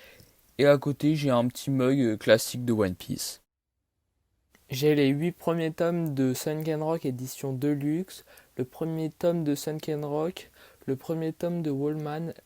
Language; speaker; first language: French; native; French